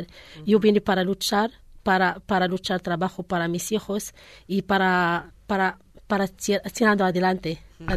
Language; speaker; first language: Spanish; non-native, learner; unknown